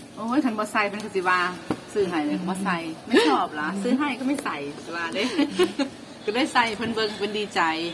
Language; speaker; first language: Thai; native; Thai